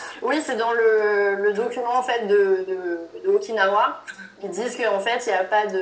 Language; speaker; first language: French; native; French